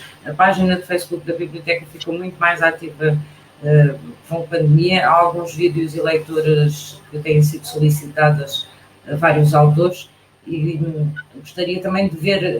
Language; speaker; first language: Portuguese; native; Portuguese